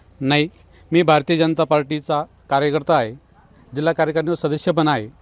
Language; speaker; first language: Marathi; native; Marathi